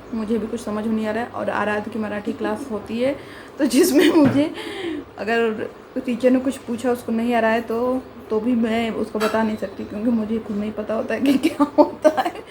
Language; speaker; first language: Hindi; native; Hindi